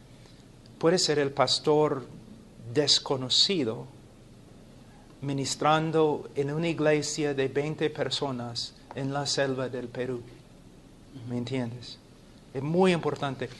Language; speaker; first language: Spanish; non-native, fluent; English